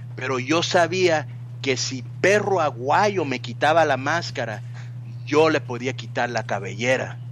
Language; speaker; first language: Spanish; early bilingual, heritage; Spanish